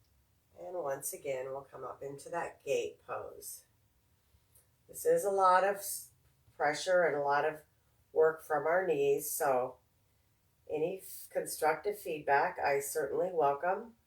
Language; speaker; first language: English; native; English